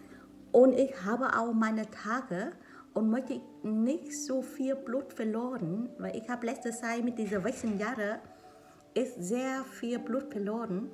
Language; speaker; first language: German; non-native, learner; Vietnamese